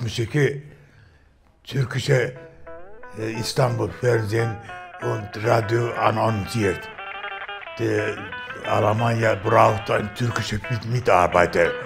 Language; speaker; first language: German; non-native, learner; Turkish